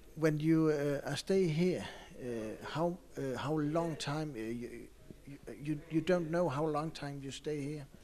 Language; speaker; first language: English; non-native, learner; Danish